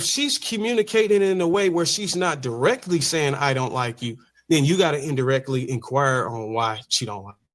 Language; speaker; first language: English; native; English